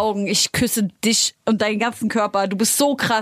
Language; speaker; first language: German; native; German